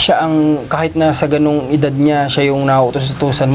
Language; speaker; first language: Filipino; native; Filipino